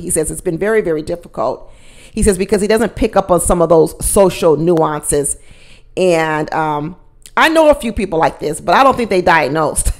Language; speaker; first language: English; native; English